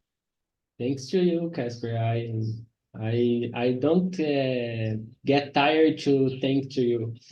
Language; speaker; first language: English; non-native, learner; Portuguese